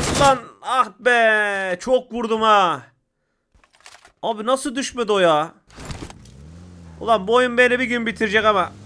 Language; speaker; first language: Turkish; native; Turkish